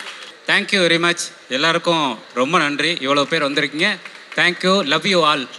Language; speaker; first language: Tamil; native; Tamil